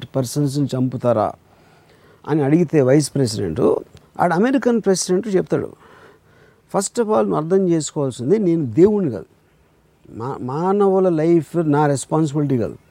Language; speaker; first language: Telugu; native; Telugu